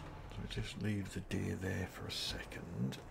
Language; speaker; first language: English; native; English